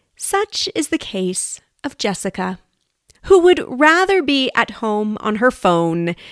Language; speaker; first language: English; native; English